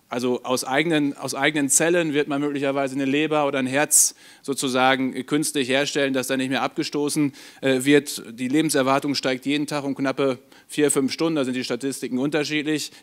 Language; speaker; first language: German; native; German